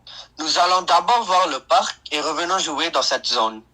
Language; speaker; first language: French; non-native, learner; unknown